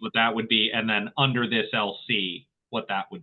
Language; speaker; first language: English; native; English